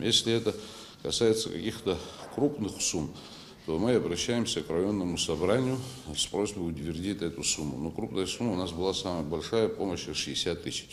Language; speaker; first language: Russian; non-native, local second language; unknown